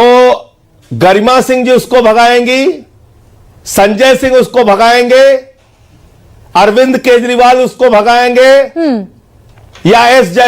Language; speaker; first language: Hindi; native; Hindi